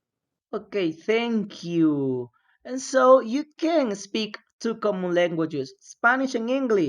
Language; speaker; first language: English; non-native, fluent; Spanish